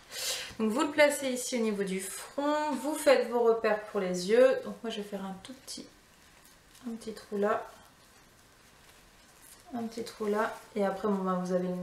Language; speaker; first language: French; native; French